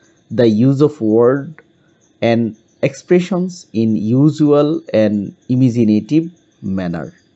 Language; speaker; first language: English; non-native, local second language; Bangla